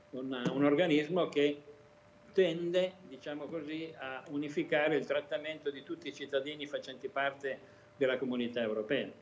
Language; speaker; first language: Italian; native; Italian